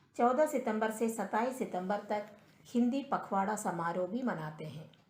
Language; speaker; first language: Hindi; non-native, local second language; Malayalam